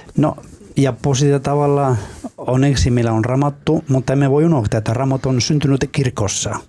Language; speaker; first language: Finnish; non-native, fluent; Spanish